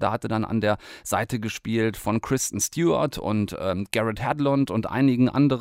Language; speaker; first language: German; native; German